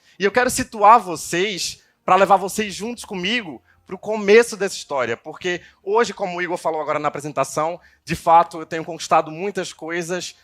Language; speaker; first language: Portuguese; native; Portuguese